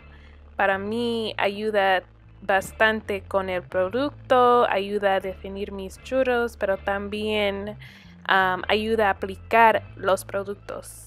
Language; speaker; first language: Spanish; early bilingual, heritage; Spanish